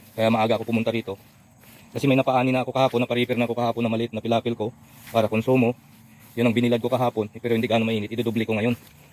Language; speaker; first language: Filipino; non-native, local second language; Iloko